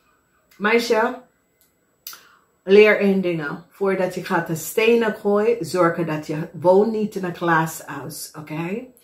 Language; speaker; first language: Dutch; non-native, fluent; English